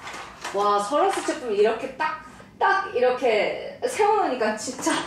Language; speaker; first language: Korean; early bilingual, heritage; Korean